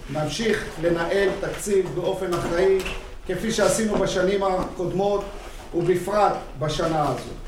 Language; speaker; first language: Hebrew; native; Hebrew